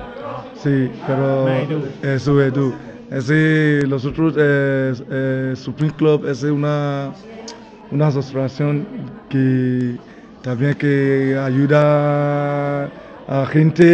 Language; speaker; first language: Spanish; non-native, learner; Bini